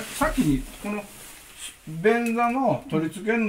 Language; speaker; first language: Japanese; native; Japanese